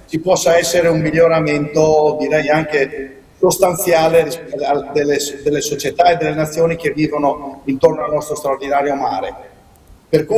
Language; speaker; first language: Italian; native; Italian